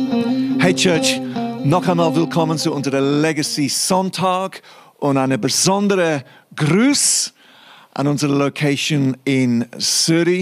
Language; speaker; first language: German; non-native, fluent; English